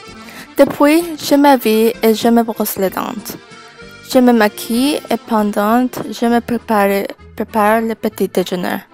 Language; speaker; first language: French; non-native, learner; English